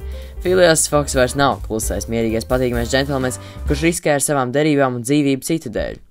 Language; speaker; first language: Latvian; native; Latvian